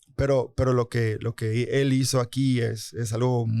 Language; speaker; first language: Spanish; early bilingual, other home language; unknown